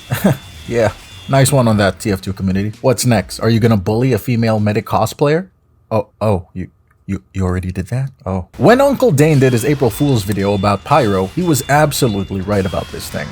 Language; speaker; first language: English; native; English